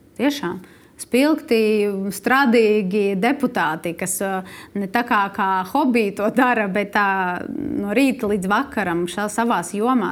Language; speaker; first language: Latvian; non-native, local second language; Russian